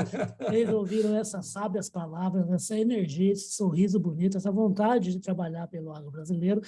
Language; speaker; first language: Portuguese; native; Portuguese